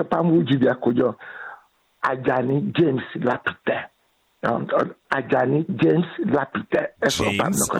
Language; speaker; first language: Hungarian; non-native, fluent; Yoruba